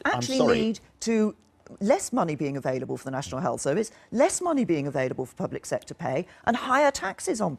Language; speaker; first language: English; native; English